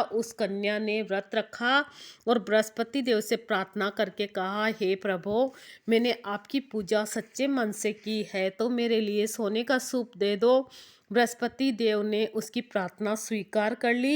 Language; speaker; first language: Hindi; native; Hindi